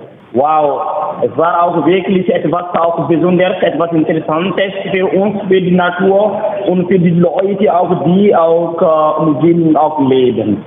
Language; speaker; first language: German; non-native, learner; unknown